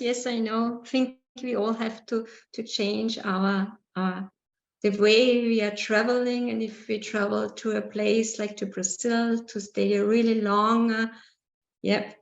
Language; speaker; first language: English; non-native, learner; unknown